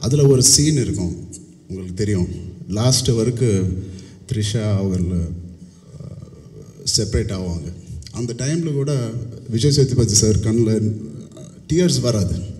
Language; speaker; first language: Tamil; non-native, learner; Telugu